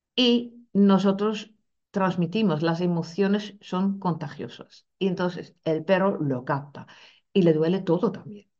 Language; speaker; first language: Spanish; non-native, fluent; Dutch